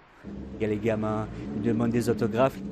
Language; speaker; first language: French; native; French